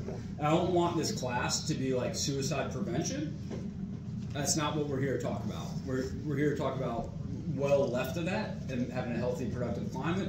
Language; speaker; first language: English; native; English